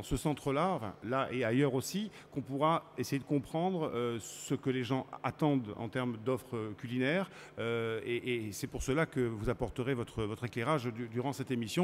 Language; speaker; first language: French; native; French